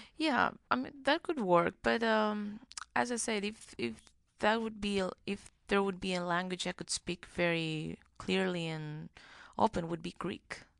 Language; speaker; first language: English; non-native, fluent; Greek